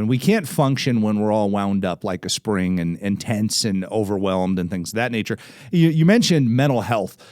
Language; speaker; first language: English; native; English